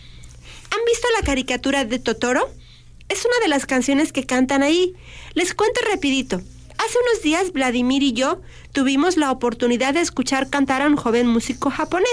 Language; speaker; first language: Spanish; native; Spanish